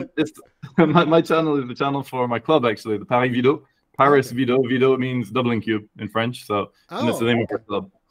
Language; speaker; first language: English; native; English